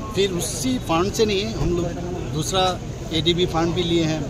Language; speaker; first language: Hindi; non-native, local second language; Bangla